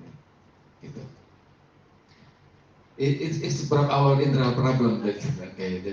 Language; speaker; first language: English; non-native, learner; Indonesian